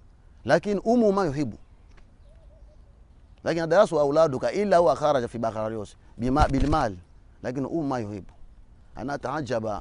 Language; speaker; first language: Arabic; non-native, learner; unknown